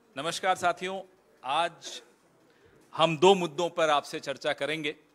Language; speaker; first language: Hindi; native; Hindi